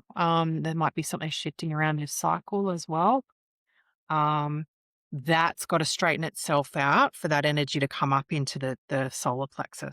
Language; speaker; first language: English; native; English